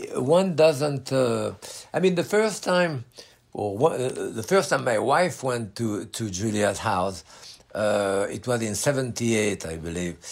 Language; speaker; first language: English; non-native, fluent; French